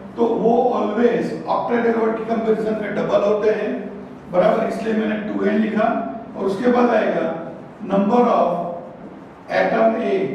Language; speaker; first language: Hindi; non-native, local second language; Gujarati